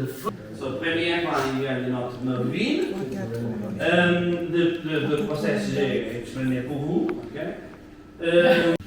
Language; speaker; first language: French; non-native, learner; Portuguese